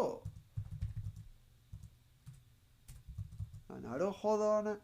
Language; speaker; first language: Japanese; non-native, learner; Spanish